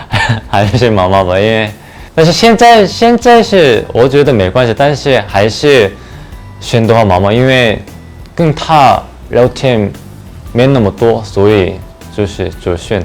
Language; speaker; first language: Chinese; non-native, learner; Korean